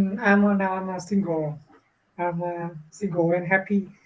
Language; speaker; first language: English; non-native, learner; Vietnamese